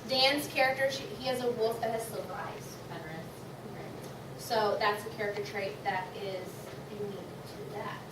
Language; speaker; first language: English; native; English